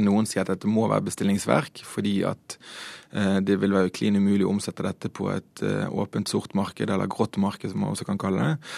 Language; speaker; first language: Norwegian; native; Norwegian